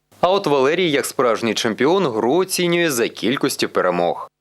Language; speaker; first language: Ukrainian; native; Ukrainian